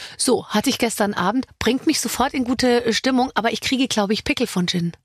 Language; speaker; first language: German; native; German